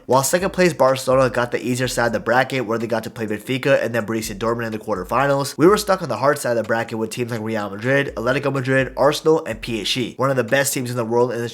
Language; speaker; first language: English; native; English